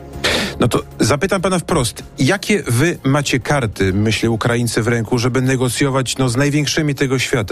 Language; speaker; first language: Polish; native; Polish